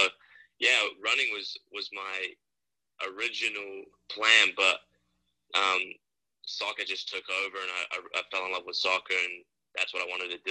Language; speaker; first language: English; native; English